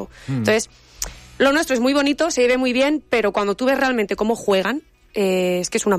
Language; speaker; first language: Spanish; native; Spanish